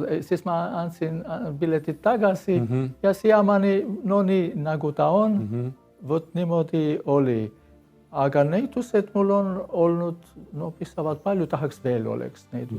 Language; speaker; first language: Estonian; non-native, learner; Armenian